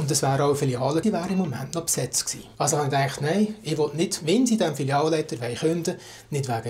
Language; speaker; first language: German; native; German